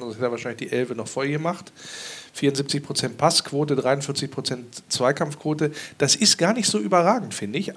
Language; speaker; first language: German; native; German